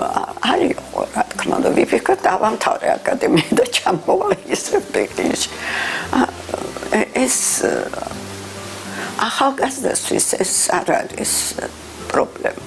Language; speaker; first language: Georgian; early bilingual, heritage; Georgian